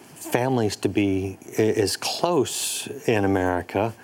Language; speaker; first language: English; native; English